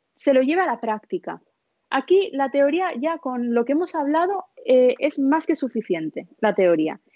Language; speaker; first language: Spanish; early bilingual, other home language; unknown